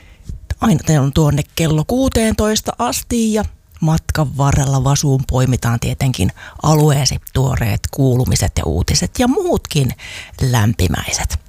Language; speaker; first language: Finnish; native; Finnish